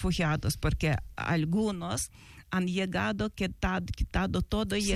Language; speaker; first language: Spanish; non-native, learner; Ukrainian